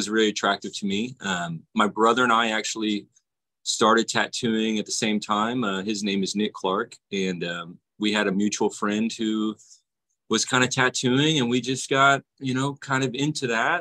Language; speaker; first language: English; native; English